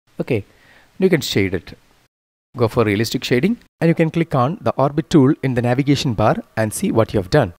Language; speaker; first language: English; non-native, local second language; Malayalam